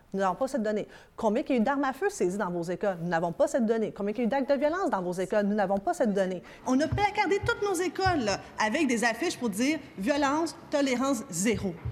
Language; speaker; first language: French; early bilingual, other home language; Arabic